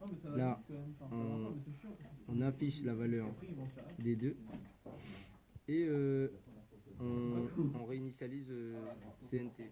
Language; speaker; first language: French; native; French